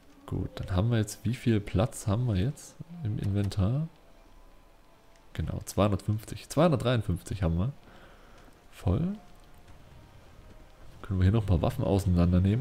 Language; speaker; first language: German; native; German